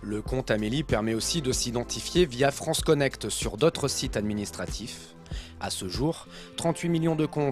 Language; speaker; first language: French; native; French